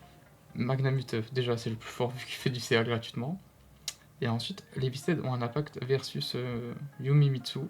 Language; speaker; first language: French; native; French